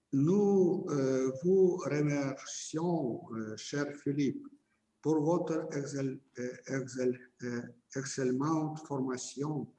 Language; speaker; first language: French; non-native, fluent; Ukrainian